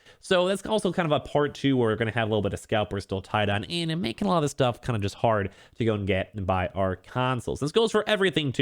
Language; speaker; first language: English; native; English